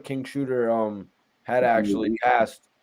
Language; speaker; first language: English; native; English